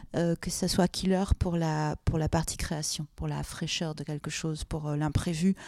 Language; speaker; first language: French; native; French